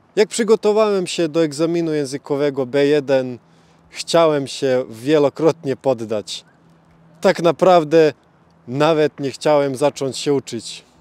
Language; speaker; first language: Polish; non-native, fluent; Serbian